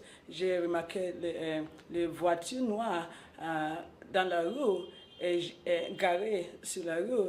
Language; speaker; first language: French; non-native, local second language; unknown